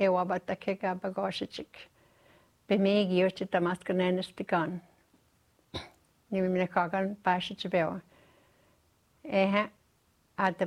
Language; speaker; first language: English; non-native, fluent; Cree